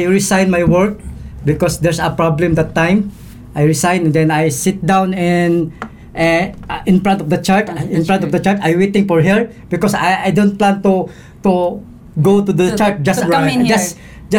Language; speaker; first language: English; non-native, local second language; Cebuano